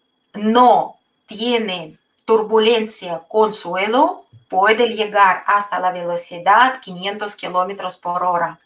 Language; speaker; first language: Spanish; non-native, fluent; Russian